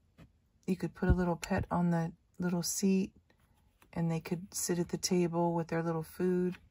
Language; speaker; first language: English; native; English